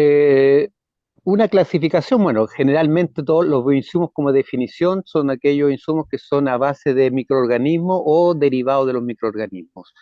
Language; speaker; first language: Spanish; native; Spanish